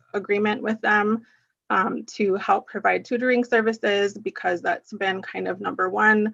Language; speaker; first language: English; early bilingual, other home language; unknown